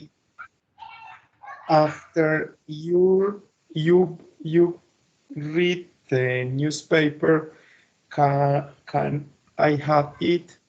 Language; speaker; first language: English; non-native, learner; Spanish